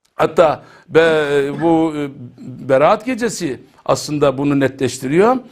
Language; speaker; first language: Turkish; native; Turkish